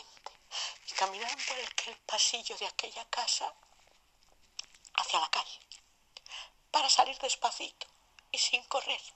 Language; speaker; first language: Spanish; native; Spanish